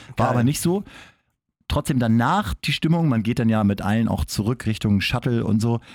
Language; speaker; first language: German; native; German